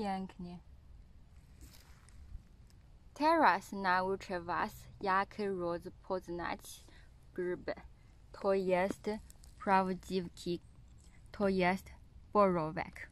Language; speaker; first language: Polish; non-native, learner; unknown